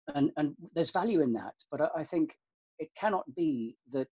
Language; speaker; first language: English; native; English